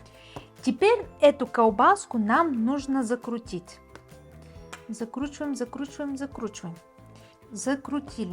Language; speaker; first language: Russian; non-native, fluent; Bulgarian